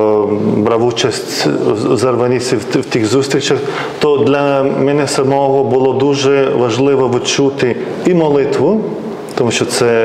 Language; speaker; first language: Ukrainian; non-native, fluent; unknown